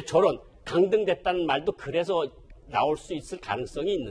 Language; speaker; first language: Korean; native; Korean